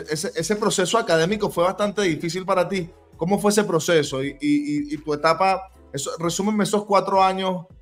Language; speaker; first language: Spanish; native; Spanish